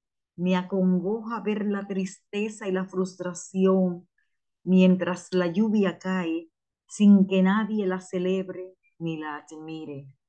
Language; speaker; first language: Spanish; native; Spanish